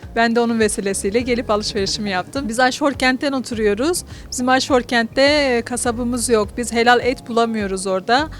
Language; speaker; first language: Turkish; native; Turkish